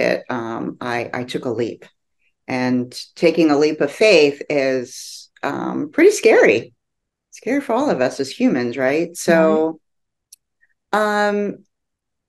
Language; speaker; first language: English; native; English